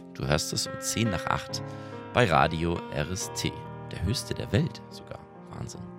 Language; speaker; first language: German; native; German